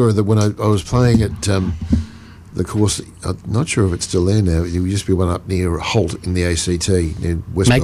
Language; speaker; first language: English; native; English